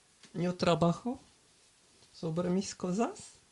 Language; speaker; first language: Spanish; non-native, learner; German